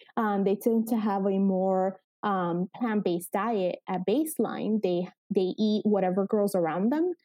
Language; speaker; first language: English; early bilingual, other home language; Spanish